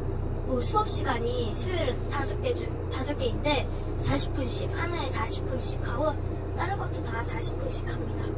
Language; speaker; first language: Korean; early bilingual, other home language; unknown